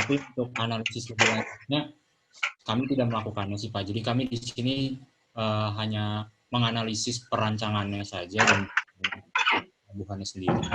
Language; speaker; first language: Indonesian; native; Indonesian